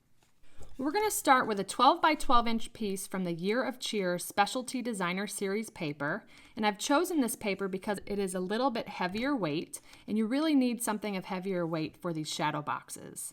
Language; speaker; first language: English; native; English